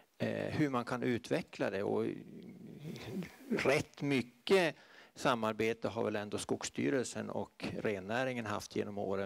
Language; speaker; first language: Swedish; native; Swedish